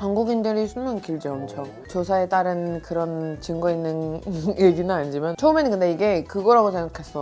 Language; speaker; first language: Korean; non-native, fluent; Georgian